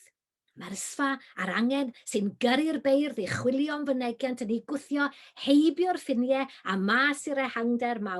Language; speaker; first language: Welsh; native; Welsh